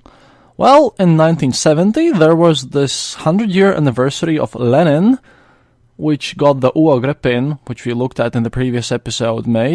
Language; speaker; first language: English; non-native, fluent; Latvian